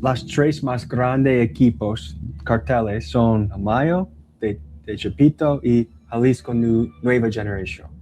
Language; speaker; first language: Spanish; non-native, learner; English